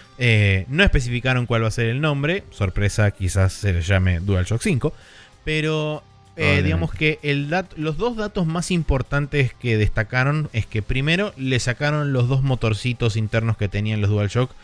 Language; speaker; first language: Spanish; native; Spanish